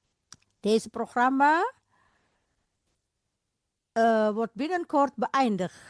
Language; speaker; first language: Dutch; non-native, fluent; Indonesian